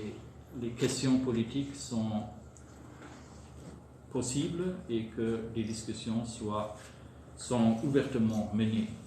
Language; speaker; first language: French; non-native, fluent; German